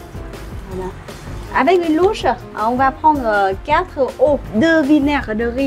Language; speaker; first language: French; non-native, fluent; Vietnamese